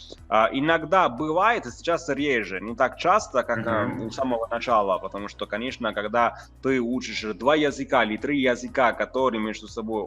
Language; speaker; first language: Russian; non-native, fluent; Italian